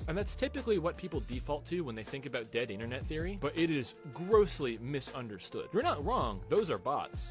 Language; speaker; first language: English; native; English